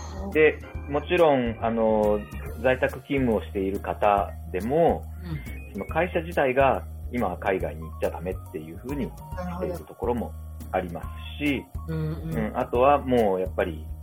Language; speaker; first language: Japanese; native; Japanese